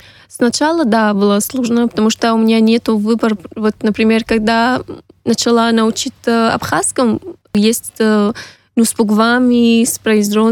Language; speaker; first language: Russian; non-native, learner; Arabic